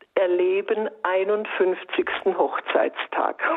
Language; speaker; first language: German; native; German